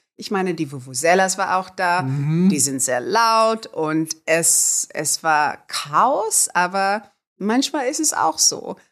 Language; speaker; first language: German; non-native, fluent; Afrikaans